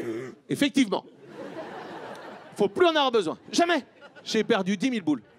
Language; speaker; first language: French; native; French